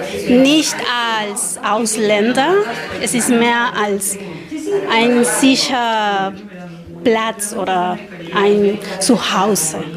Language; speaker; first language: German; non-native, learner; Spanish